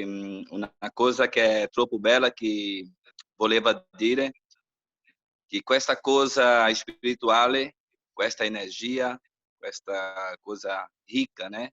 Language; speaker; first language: Italian; non-native, learner; Portuguese